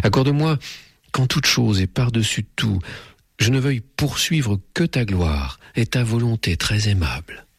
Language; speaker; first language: French; native; French